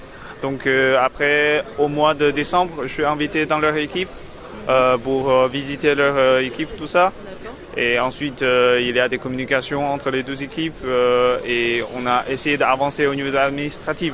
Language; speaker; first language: French; non-native, fluent; Chinese